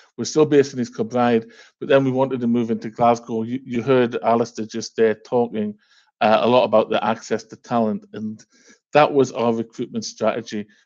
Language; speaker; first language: English; native; English